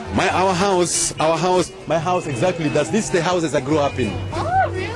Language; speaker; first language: English; non-native, local second language; Luo (Kenya and Tanzania)